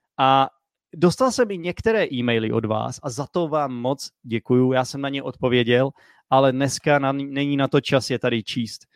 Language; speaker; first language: Czech; native; Czech